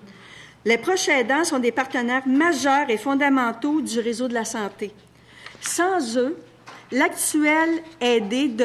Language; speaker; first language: French; native; French